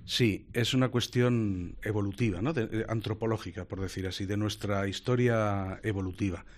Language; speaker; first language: Spanish; native; Spanish